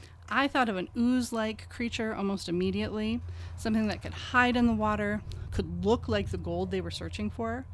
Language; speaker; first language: English; native; English